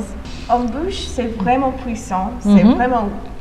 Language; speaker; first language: French; non-native, fluent; English